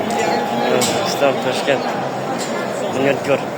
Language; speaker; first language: Uzbek; non-native, learner; Uyghur